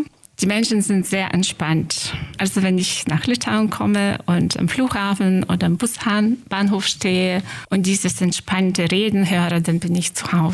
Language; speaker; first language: German; non-native, fluent; Lithuanian